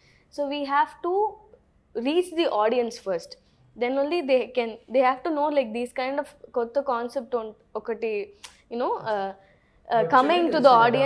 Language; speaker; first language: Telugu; non-native, learner; Tamil